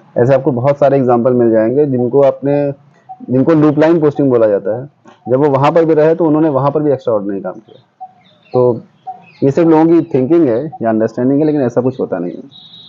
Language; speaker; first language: Hindi; native; Hindi